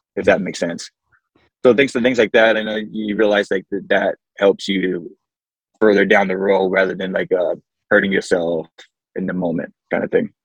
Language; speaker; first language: English; early bilingual, other home language; Samoan